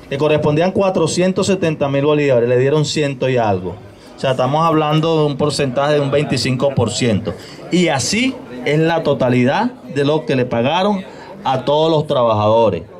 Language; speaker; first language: Spanish; native; Spanish